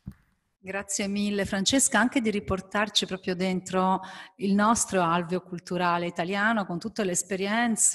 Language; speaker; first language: Italian; native; Italian